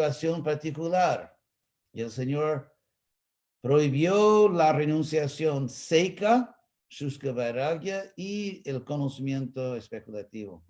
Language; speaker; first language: Spanish; non-native, fluent; English